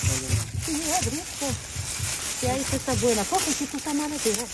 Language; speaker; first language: Spanish; non-native, learner; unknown